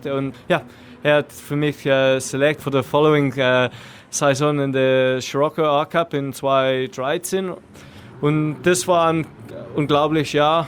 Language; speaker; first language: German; non-native, learner; English